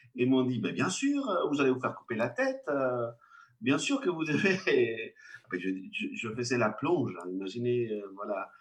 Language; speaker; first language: French; non-native, fluent; Spanish